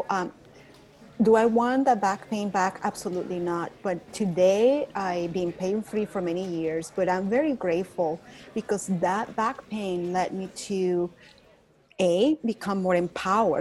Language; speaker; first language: English; non-native, fluent; Spanish